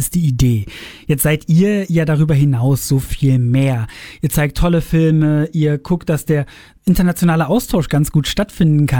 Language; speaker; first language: German; native; German